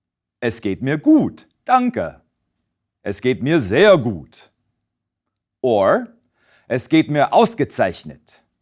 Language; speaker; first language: German; non-native, fluent; English